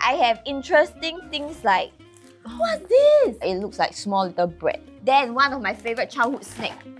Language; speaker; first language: English; native; English